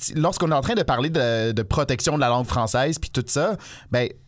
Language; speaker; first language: French; native; French